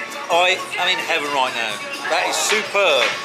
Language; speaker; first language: English; native; English